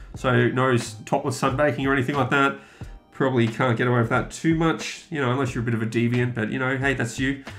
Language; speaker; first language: English; native; English